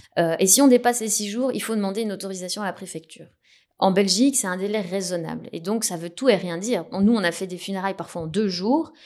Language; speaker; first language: French; native; French